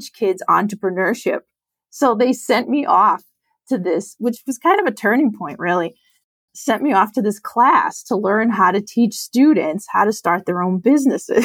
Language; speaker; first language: English; native; English